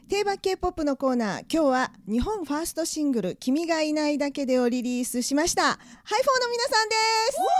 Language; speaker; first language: Japanese; native; Japanese